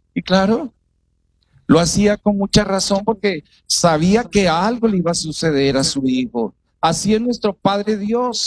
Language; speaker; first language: Spanish; native; Spanish